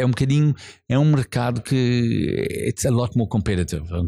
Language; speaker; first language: Portuguese; non-native, fluent; English